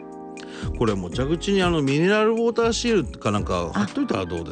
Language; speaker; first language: Japanese; native; Japanese